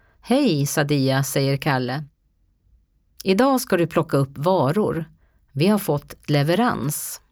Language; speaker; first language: Swedish; native; Swedish